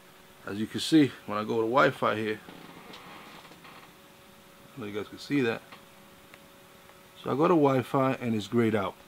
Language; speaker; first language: English; native; English